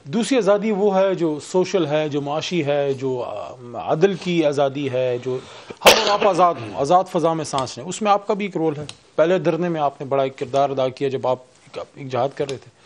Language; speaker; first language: Urdu; native; Urdu